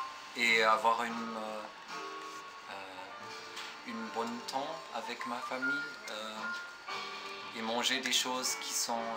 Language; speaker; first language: French; non-native, fluent; German